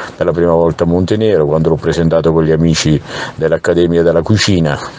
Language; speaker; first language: Italian; native; Italian